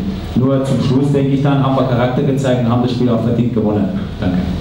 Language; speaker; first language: German; native; German